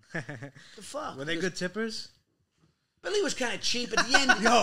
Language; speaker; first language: English; native; English